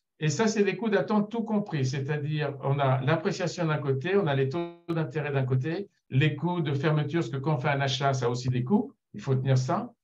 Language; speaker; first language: French; native; French